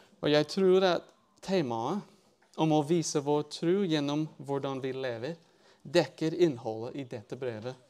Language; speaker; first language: Norwegian; non-native, fluent; English